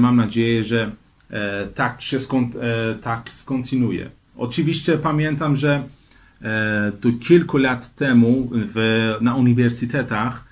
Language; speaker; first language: Polish; non-native, fluent; Persian